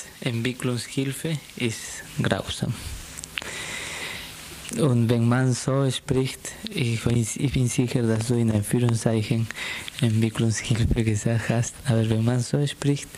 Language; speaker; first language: German; non-native, fluent; Spanish